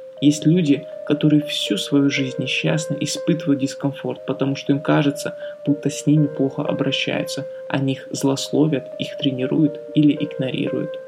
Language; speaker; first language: Russian; native; Russian